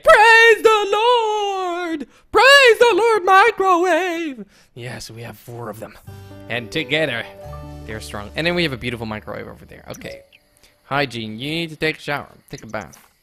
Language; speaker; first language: English; non-native, fluent; Dutch